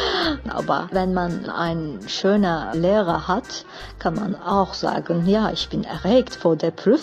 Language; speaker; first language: German; non-native, fluent; French